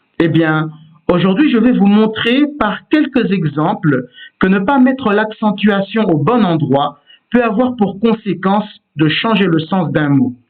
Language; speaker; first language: French; native; French